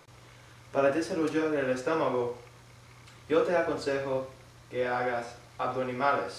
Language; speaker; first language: Spanish; non-native, learner; English